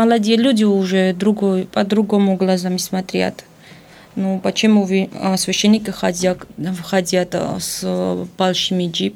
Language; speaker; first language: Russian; non-native, fluent; Georgian